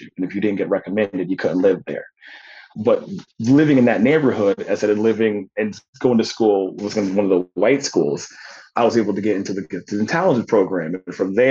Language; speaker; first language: English; native; English